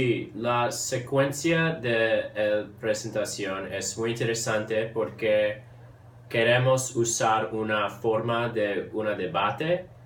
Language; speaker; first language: Spanish; early bilingual, heritage; English